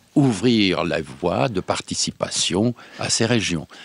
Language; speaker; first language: French; non-native, fluent; Serbian